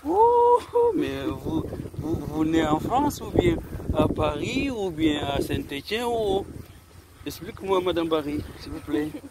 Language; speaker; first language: French; non-native, local second language; Fula